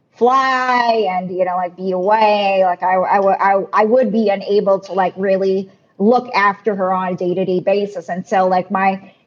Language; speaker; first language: English; non-native, local second language; Filipino